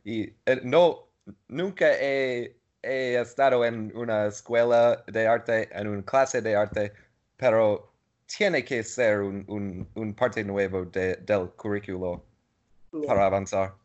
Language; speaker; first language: Spanish; non-native, learner; English